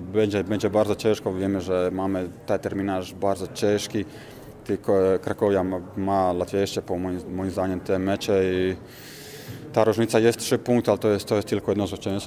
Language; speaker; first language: Polish; non-native, fluent; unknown